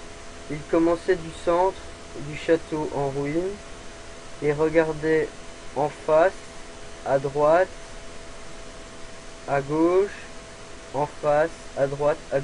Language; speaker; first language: French; native; French